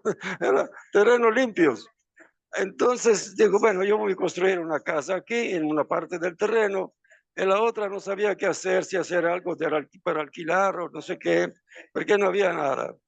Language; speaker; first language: Spanish; non-native, fluent; Italian